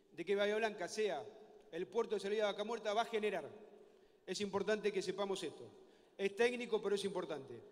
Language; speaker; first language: Spanish; native; Spanish